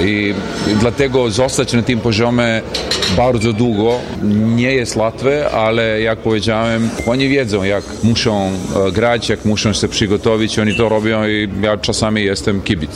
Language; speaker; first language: Polish; non-native, fluent; Serbian